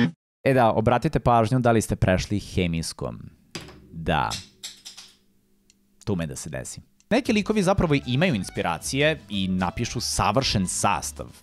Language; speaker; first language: Serbian; native; Serbian